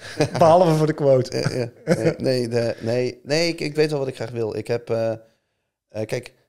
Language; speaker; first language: Dutch; native; Dutch